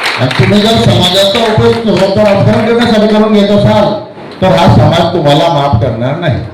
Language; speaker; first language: Marathi; non-native, local second language; Haryanvi